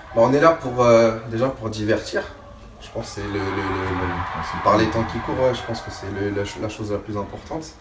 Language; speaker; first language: French; native; French